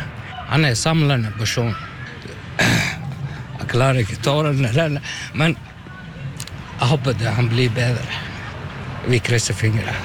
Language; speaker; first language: Norwegian; non-native, learner; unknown